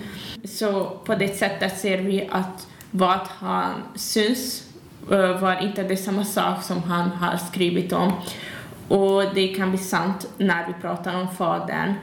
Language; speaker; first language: Swedish; non-native, learner; Hungarian